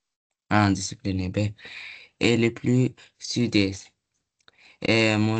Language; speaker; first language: French; non-native, learner; Arabic